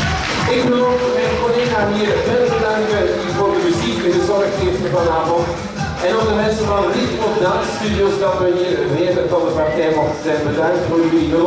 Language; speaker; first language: Dutch; native; Dutch